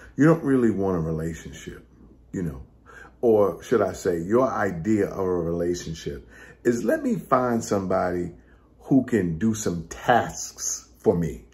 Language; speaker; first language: English; native; English